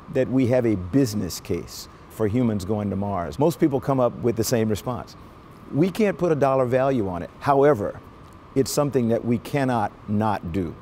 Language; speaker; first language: English; native; English